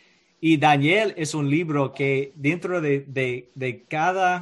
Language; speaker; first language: Spanish; non-native, learner; English